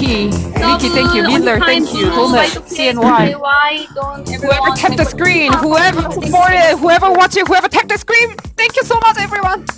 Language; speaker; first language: English; non-native, learner; Korean